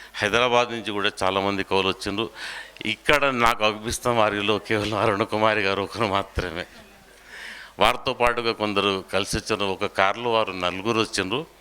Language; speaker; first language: Telugu; non-native, local second language; Urdu